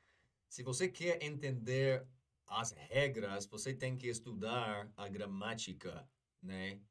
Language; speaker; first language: Portuguese; non-native, fluent; English